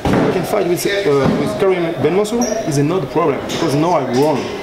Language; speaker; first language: English; non-native, learner; French